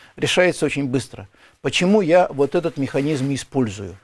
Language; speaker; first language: Russian; native; Russian